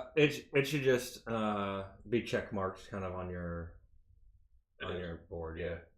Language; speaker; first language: English; native; English